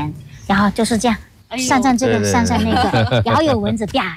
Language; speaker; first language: Chinese; non-native, local second language; Hakka Chinese